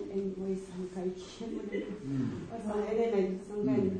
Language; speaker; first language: Finnish; non-native, learner; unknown